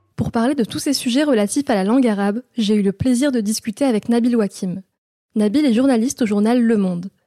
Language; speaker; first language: French; early bilingual, other home language; Arabic